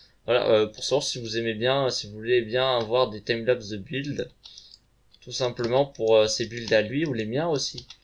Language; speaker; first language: French; native; French